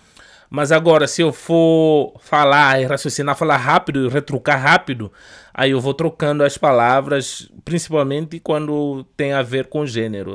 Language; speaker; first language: Portuguese; non-native, fluent; Upper Guinea Crioulo